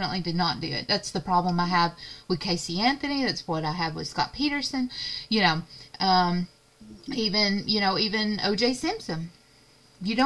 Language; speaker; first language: English; native; English